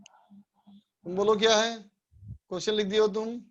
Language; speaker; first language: Hindi; native; Hindi